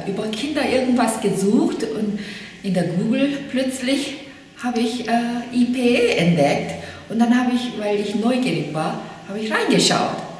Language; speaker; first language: German; non-native, fluent; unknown